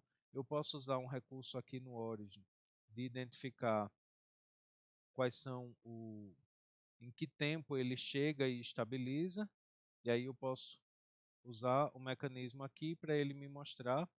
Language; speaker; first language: Portuguese; native; Portuguese